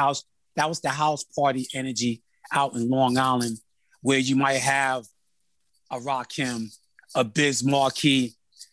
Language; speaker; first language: English; native; English